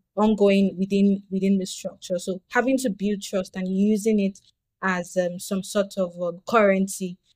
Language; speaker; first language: English; non-native, local second language; Yoruba